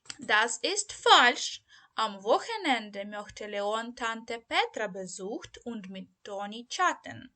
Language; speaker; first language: German; non-native, learner; Ukrainian